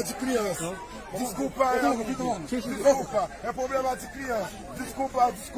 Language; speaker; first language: Portuguese; non-native, learner; Haitian Creole